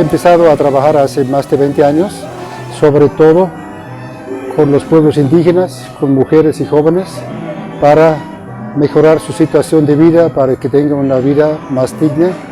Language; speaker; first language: Spanish; non-native, fluent; German